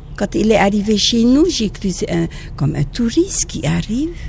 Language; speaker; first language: French; non-native, local second language; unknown